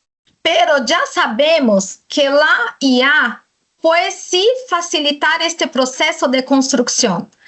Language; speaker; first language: Spanish; non-native, fluent; Portuguese